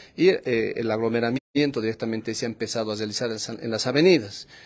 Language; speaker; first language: Spanish; native; Spanish